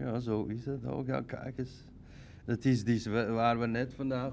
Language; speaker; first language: Dutch; non-native, fluent; Persian